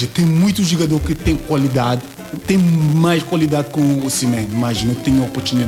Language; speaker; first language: Portuguese; non-native, learner; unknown